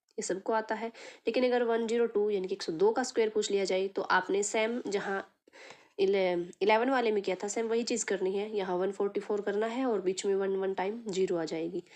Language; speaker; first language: Hindi; native; Hindi